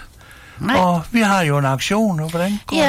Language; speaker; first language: Danish; native; Danish